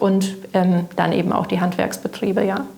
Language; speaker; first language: German; native; German